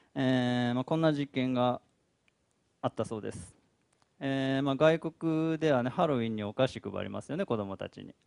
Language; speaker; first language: Japanese; native; Japanese